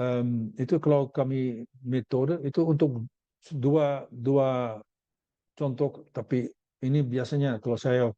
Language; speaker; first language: Indonesian; non-native, learner; Dutch